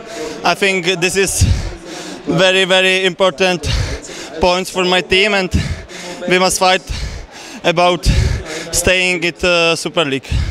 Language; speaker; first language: English; non-native, learner; Czech